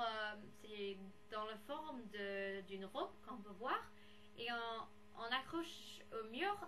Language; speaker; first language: French; non-native, fluent; English